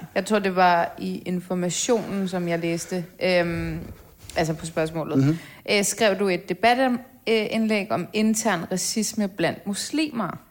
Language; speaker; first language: Danish; native; Danish